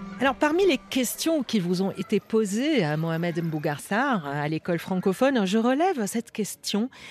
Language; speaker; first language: French; native; French